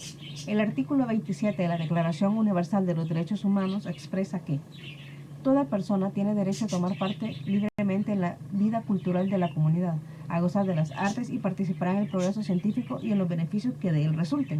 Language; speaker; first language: Spanish; native; Spanish